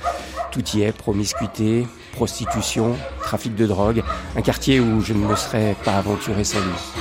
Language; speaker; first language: French; native; French